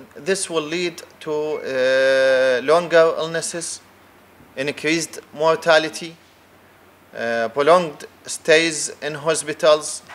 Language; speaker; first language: English; non-native, fluent; Arabic